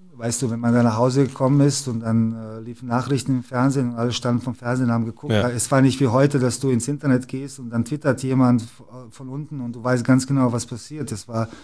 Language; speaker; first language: German; early bilingual, other home language; Serbian